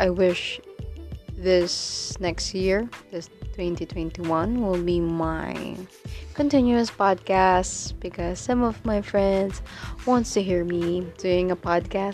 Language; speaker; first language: English; non-native, local second language; Filipino